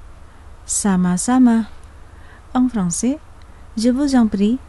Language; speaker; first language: French; non-native, fluent; Indonesian